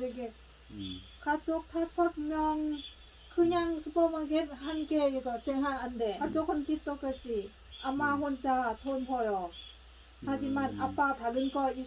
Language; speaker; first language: Korean; non-native, learner; Lao